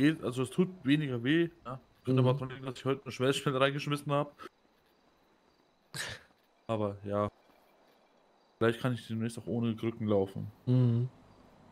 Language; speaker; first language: German; native; German